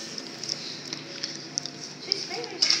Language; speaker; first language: English; non-native, fluent; Chinese